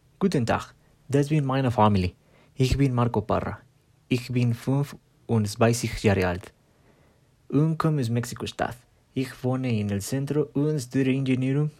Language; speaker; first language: German; non-native, learner; Spanish